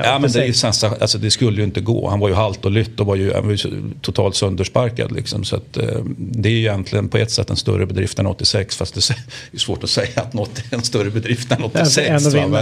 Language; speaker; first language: Swedish; native; Swedish